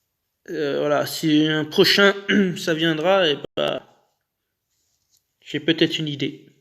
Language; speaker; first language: French; native; French